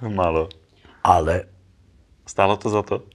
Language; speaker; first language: Czech; native; Czech